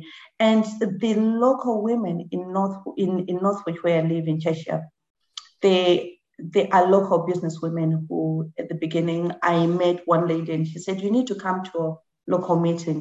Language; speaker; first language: English; non-native, local second language; Shona